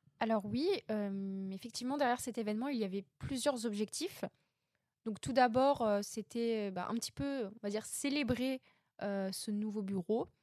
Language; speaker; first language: French; native; French